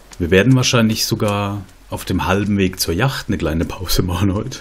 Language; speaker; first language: German; native; German